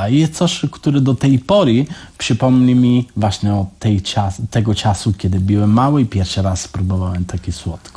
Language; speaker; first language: Polish; non-native, learner; Italian